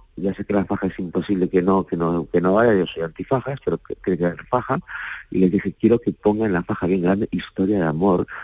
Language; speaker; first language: Spanish; native; Spanish